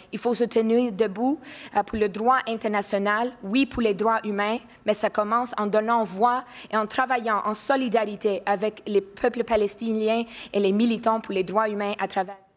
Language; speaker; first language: French; non-native, local second language; English